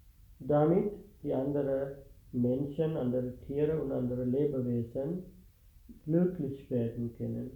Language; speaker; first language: German; non-native, fluent; Sinhala